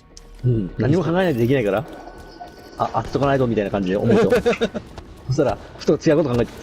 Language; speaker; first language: Japanese; native; Japanese